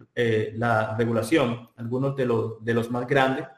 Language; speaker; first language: Spanish; native; Spanish